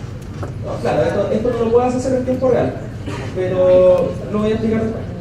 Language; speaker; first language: Spanish; native; Spanish